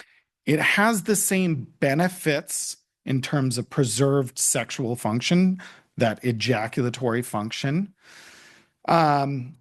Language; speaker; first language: English; native; English